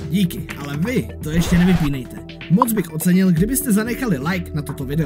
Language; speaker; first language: Czech; native; Czech